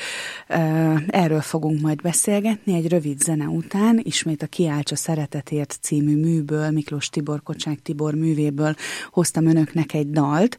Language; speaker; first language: Hungarian; native; Hungarian